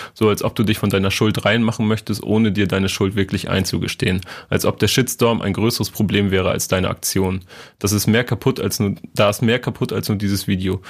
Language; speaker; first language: German; native; German